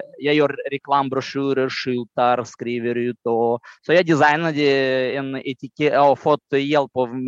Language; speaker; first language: Swedish; non-native, fluent; Romanian